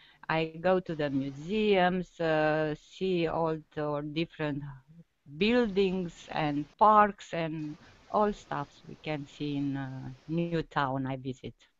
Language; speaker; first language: English; non-native, learner; Romanian